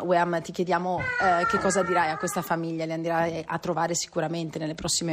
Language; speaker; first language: Italian; native; Italian